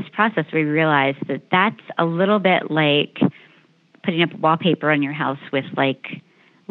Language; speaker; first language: English; native; English